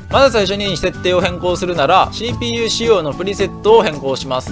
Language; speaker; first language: Japanese; native; Japanese